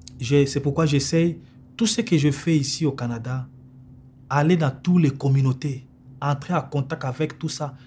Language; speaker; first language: French; non-native, local second language; Lingala